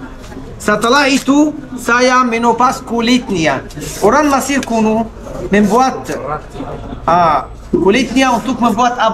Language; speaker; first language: Indonesian; non-native, learner; Arabic